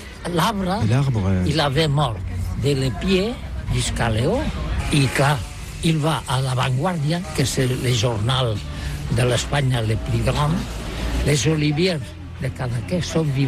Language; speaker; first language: French; non-native, learner; Catalan